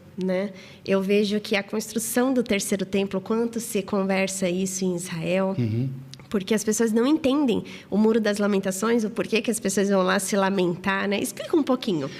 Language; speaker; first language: Portuguese; native; Portuguese